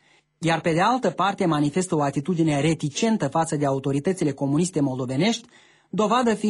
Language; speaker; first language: Romanian; native; Romanian